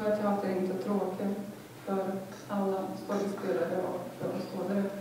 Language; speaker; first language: Swedish; non-native, fluent; Lithuanian